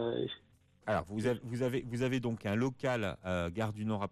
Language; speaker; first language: French; native; French